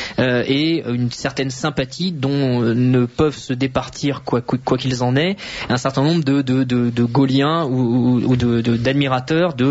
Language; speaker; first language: French; native; French